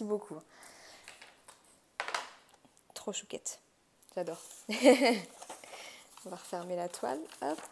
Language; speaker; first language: French; native; French